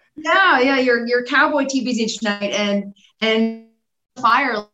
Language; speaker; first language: English; native; English